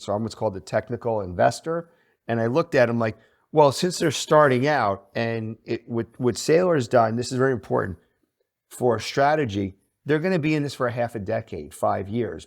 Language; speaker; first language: English; native; English